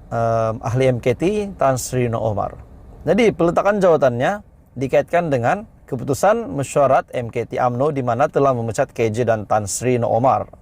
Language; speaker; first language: Malay; native; Malay